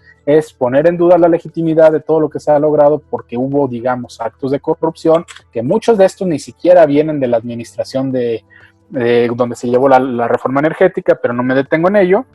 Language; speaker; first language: Spanish; native; Spanish